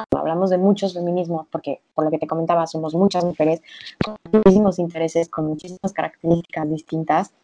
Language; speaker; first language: Spanish; native; Spanish